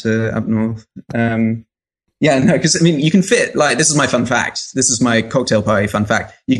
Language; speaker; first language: English; native; English